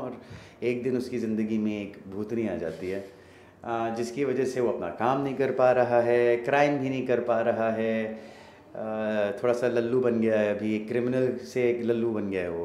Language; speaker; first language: Hindi; native; Hindi